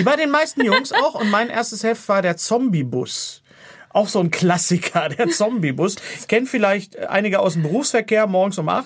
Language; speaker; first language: German; native; German